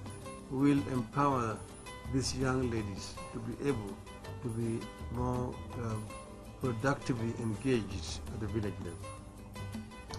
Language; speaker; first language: English; non-native, local second language; Luo (Kenya and Tanzania)